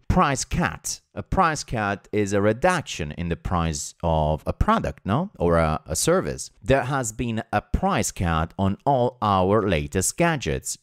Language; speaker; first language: English; non-native, fluent; Italian